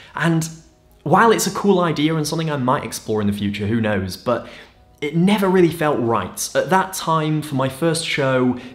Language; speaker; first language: English; native; English